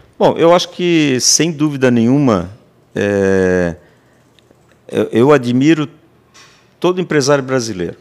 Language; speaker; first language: Portuguese; native; Portuguese